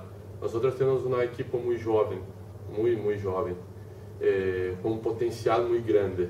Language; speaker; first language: Spanish; non-native, learner; Portuguese